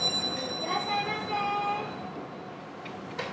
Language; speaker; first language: Japanese; non-native, learner; Chinese